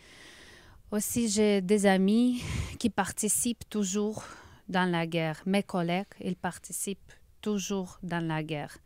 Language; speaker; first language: French; non-native, learner; Ukrainian